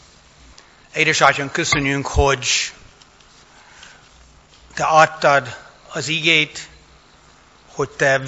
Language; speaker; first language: Hungarian; non-native, fluent; English